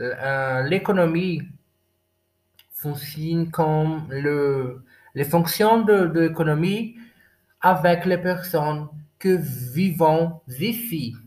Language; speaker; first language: French; non-native, learner; Portuguese